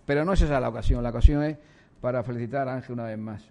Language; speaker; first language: Spanish; native; Spanish